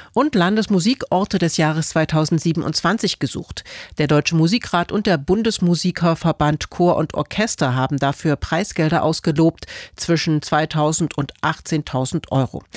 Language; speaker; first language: German; native; German